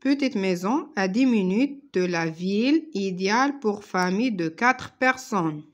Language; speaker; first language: French; non-native, local second language; Arabic